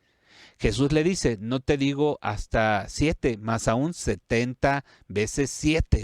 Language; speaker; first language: Spanish; native; Spanish